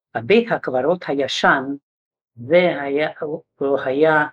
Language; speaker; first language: Hebrew; non-native, fluent; Yiddish